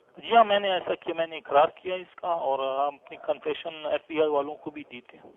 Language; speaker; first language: Urdu; non-native, local second language; Pashto